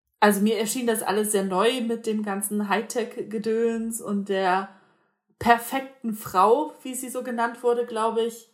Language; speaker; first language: German; native; German